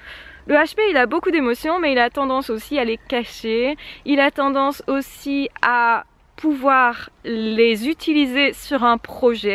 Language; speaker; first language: French; native; French